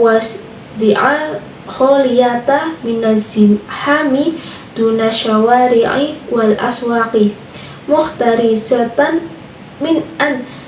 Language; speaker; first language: Arabic; non-native, learner; Indonesian